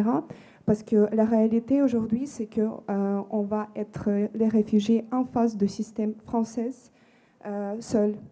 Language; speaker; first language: French; non-native, fluent; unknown